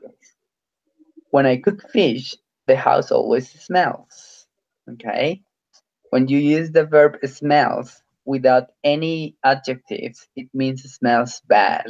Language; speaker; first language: English; non-native, fluent; Spanish